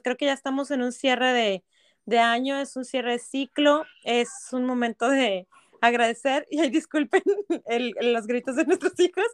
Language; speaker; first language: Spanish; native; Spanish